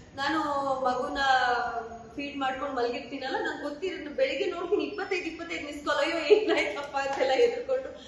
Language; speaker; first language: Kannada; non-native, local second language; Kodava